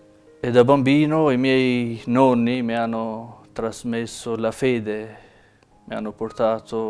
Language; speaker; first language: Italian; non-native, fluent; Albanian